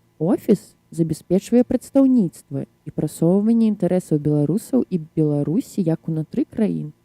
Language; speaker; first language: Belarusian; non-native, local second language; Russian